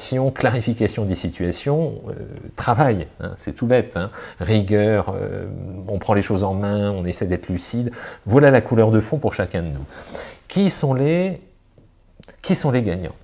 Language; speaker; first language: French; native; French